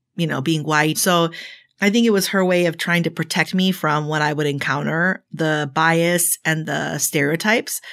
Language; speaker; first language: English; native; English